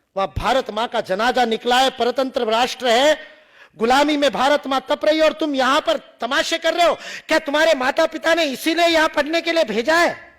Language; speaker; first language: Hindi; non-native, local second language; Marathi